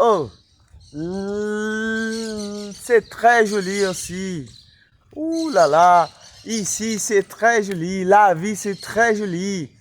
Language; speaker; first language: French; non-native, learner; Portuguese